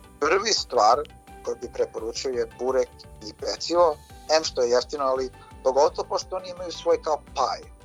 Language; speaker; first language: Serbian; early bilingual, heritage; Serbian